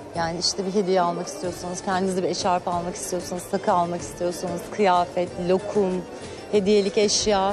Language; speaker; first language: Turkish; native; Turkish